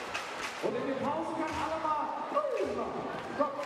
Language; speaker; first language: German; native; German